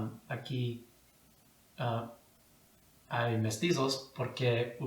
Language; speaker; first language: Spanish; non-native, fluent; English